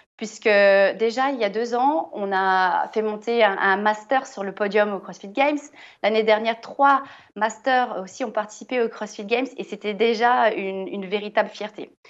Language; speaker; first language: French; native; French